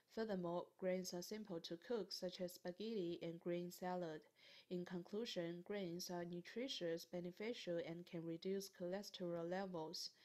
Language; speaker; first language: English; non-native, fluent; Chinese